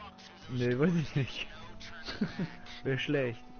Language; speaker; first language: German; native; German